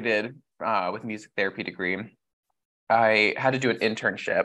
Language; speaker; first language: English; native; English